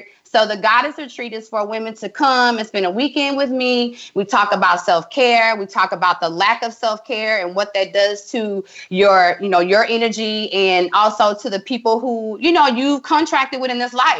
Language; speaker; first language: English; native; English